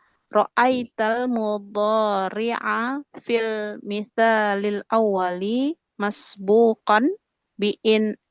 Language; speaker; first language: Arabic; non-native, learner; Indonesian